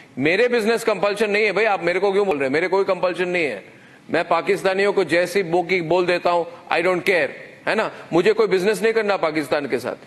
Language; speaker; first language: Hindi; native; Hindi